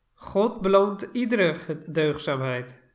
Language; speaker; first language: Dutch; non-native, fluent; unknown